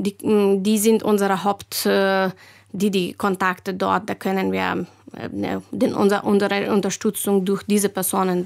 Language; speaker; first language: German; non-native, learner; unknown